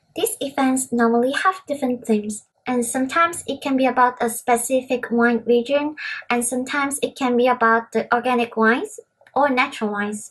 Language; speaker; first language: English; non-native, local second language; Cantonese